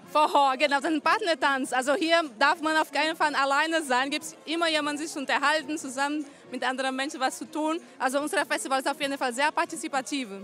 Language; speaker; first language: German; non-native, fluent; Portuguese